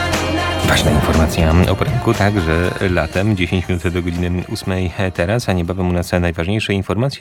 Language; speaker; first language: Polish; native; Polish